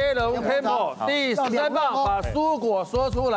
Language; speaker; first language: Chinese; native; Chinese